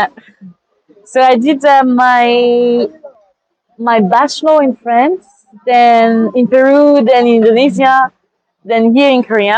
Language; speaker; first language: English; non-native, fluent; French